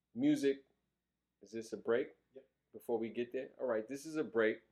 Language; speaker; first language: English; native; English